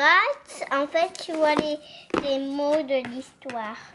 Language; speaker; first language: French; early bilingual, heritage; French